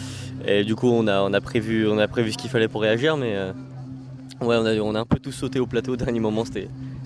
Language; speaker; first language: French; native; French